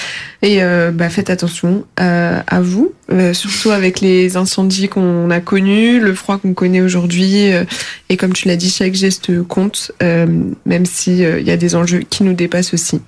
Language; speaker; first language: French; native; French